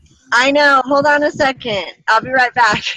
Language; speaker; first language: English; native; English